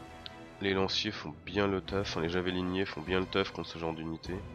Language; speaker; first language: French; native; French